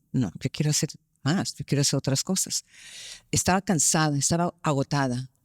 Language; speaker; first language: Spanish; early bilingual, heritage; Spanish